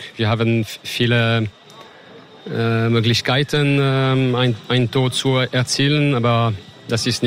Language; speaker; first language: German; non-native, learner; French